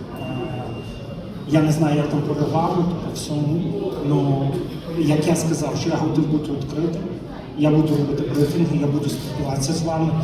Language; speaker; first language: Ukrainian; non-native, local second language; Russian